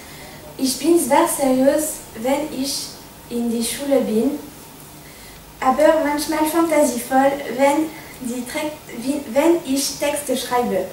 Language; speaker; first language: German; non-native, learner; French